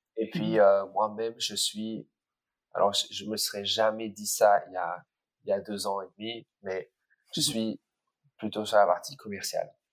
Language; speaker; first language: French; early bilingual, other home language; English